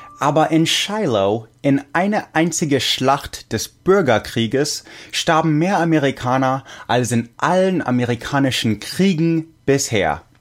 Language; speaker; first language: German; non-native, fluent; English